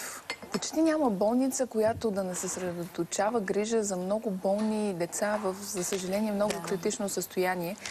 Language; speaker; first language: Bulgarian; native; Bulgarian